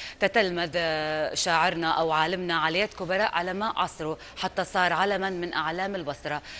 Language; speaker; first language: Arabic; native; Arabic